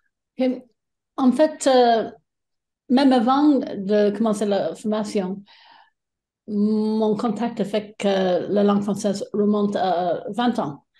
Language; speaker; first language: French; non-native, fluent; English